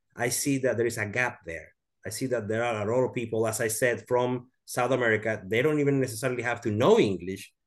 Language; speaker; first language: English; non-native, fluent; Spanish